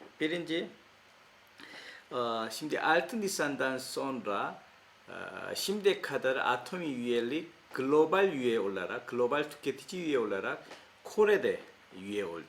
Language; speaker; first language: Turkish; non-native, fluent; Korean